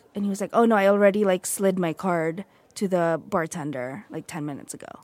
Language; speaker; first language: English; non-native, local second language; Filipino